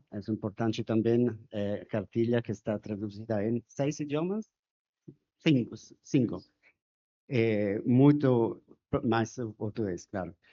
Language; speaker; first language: Portuguese; non-native, fluent; Spanish